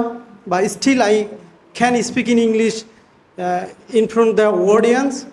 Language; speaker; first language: English; non-native, learner; Bangla